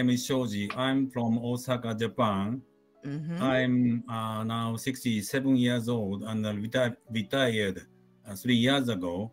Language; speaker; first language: English; non-native, learner; Japanese